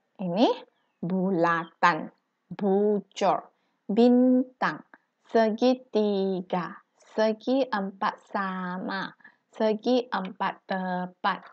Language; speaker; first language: Malay; non-native, local second language; Chinese